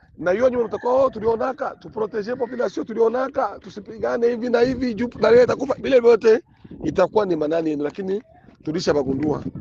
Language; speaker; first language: Swahili; native; Swahili